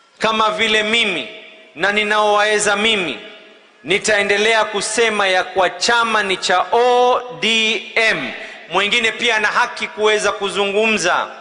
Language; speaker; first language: Swahili; native; Swahili